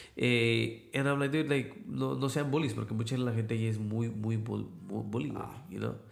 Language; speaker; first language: Spanish; native; Spanish